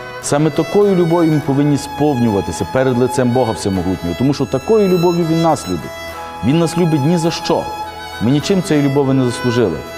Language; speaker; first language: Ukrainian; native; Ukrainian